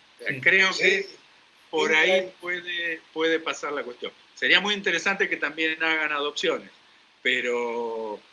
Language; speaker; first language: Spanish; native; Spanish